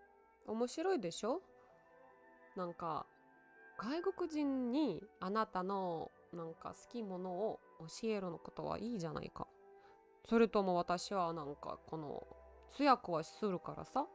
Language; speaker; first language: Japanese; non-native, learner; Russian